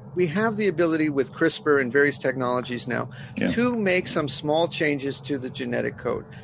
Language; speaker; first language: English; native; English